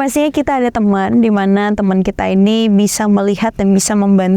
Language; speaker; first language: Indonesian; native; Indonesian